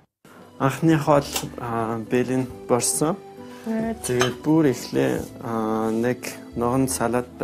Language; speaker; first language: Mongolian; non-native, learner; French